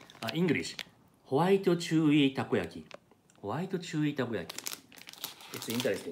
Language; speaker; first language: English; non-native, learner; Japanese